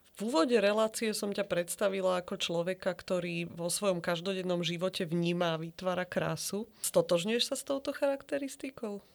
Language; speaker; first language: Slovak; native; Slovak